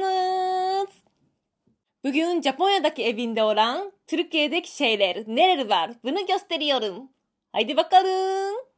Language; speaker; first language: Turkish; non-native, learner; Japanese